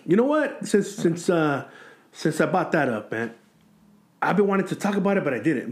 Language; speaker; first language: English; native; English